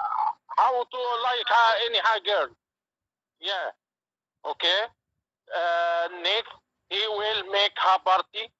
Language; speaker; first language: English; non-native, learner; Arabic